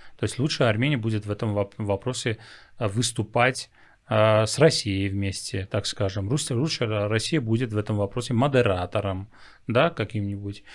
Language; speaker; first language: Russian; non-native, local second language; Armenian